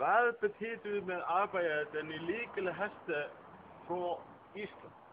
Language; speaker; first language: Danish; non-native, learner; Icelandic